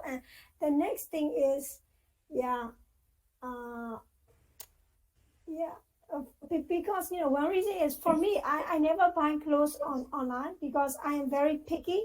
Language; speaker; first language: English; non-native, fluent; Burmese